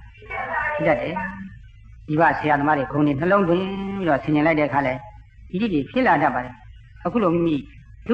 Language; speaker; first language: Burmese; native; Burmese